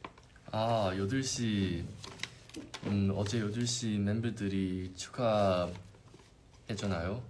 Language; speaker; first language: Korean; non-native, learner; Chinese